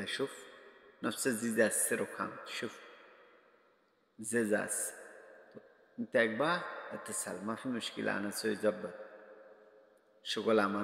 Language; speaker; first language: Arabic; non-native, learner; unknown